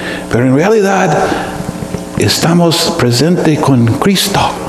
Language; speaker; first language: Spanish; non-native, fluent; English